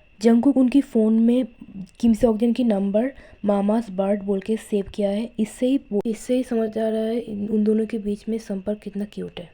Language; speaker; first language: Hindi; non-native, local second language; Bangla